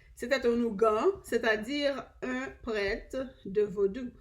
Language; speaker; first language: French; non-native, learner; English